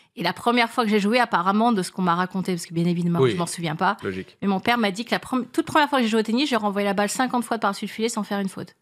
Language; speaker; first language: French; native; French